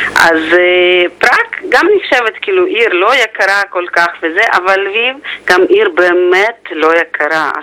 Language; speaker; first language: Hebrew; non-native, fluent; Ukrainian